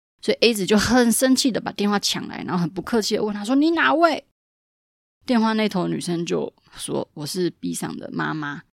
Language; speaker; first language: Chinese; native; Chinese